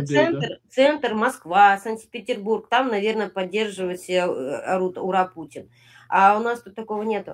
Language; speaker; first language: Russian; native; Russian